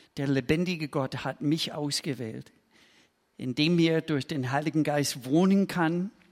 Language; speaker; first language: German; non-native, fluent; English